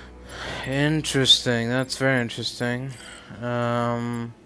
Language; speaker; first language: English; native; English